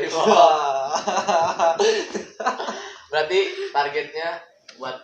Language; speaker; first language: Indonesian; non-native, local second language; Sundanese